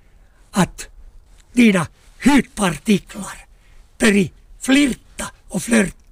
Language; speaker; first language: Swedish; non-native, local second language; Finnish